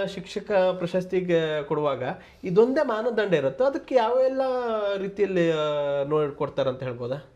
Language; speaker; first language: Kannada; native; Kannada